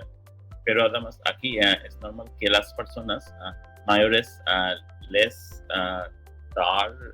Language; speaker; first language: Spanish; non-native, learner; English